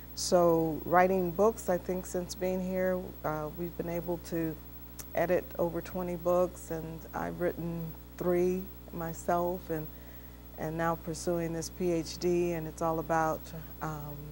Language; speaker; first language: English; native; English